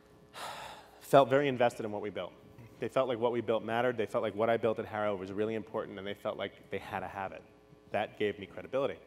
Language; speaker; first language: English; native; English